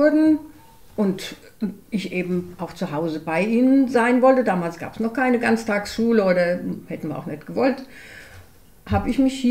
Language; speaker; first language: German; native; German